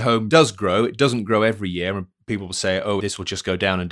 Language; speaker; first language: English; native; English